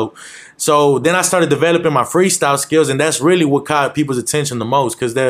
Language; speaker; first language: English; native; English